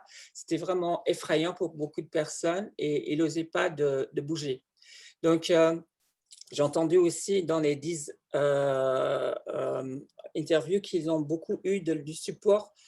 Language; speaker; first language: French; non-native, fluent; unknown